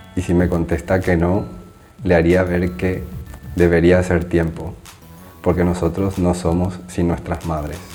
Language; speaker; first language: Spanish; native; Spanish